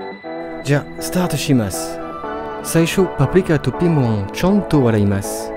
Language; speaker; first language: Japanese; non-native, learner; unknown